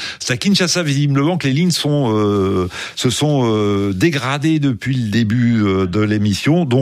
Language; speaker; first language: French; native; French